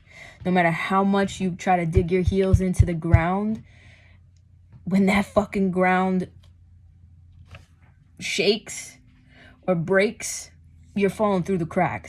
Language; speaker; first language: English; native; English